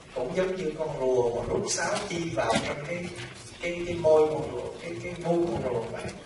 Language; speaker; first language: Vietnamese; native; Vietnamese